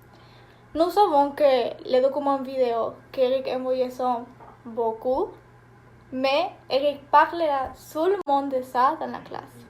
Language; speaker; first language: French; non-native, learner; Spanish